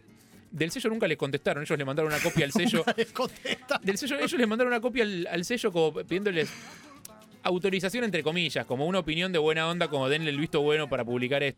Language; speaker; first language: Spanish; native; Spanish